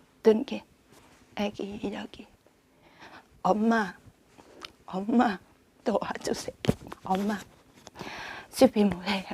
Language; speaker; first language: Korean; non-native, learner; Vietnamese